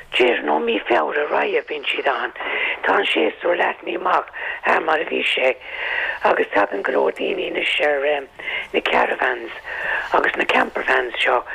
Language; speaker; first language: Irish; native; Irish